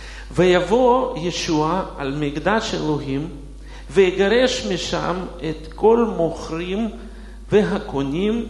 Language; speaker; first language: Hebrew; non-native, fluent; Russian